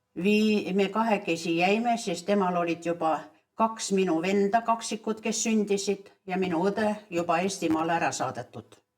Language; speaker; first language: Estonian; early bilingual, heritage; Estonian